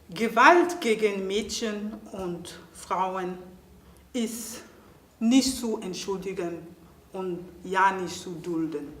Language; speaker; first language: German; non-native, fluent; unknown